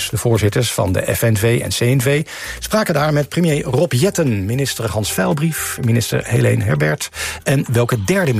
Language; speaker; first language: Dutch; native; Dutch